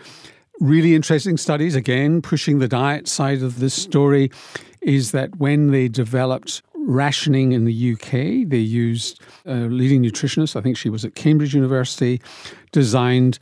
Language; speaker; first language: English; native; English